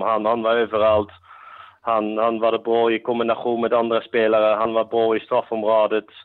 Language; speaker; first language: Swedish; non-native, fluent; Dutch